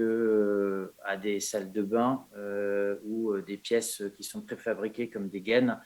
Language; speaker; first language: French; native; French